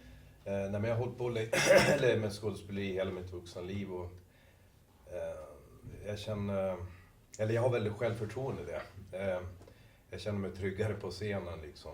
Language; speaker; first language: Swedish; native; Swedish